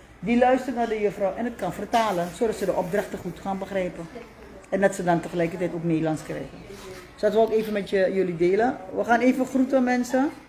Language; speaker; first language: Dutch; native; Dutch